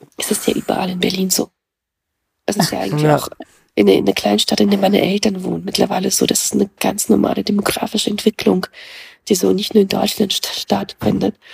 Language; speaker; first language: German; early bilingual, other home language; Russian